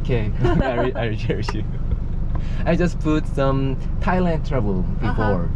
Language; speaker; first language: English; non-native, learner; Korean